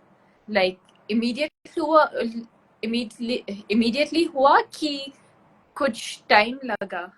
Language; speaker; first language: Hindi; non-native, local second language; Tulu